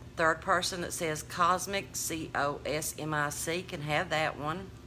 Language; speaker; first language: English; native; English